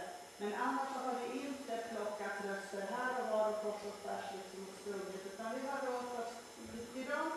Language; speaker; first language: Swedish; native; Swedish